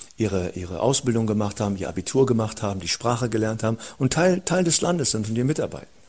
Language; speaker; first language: German; early bilingual, other home language; Turkish